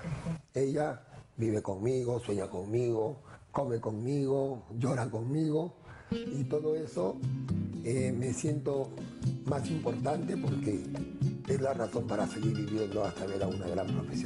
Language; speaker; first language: Spanish; native; Spanish